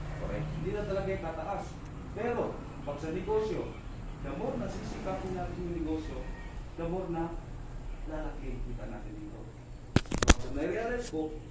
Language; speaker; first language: Filipino; non-native, local second language; Cebuano